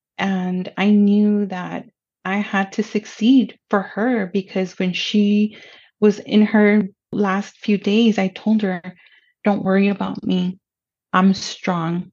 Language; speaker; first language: English; early bilingual, other home language; Spanish